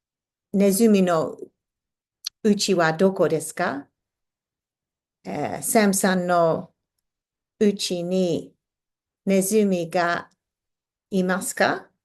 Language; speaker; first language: Japanese; non-native, fluent; English